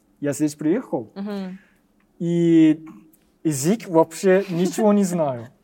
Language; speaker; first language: Russian; non-native, learner; Japanese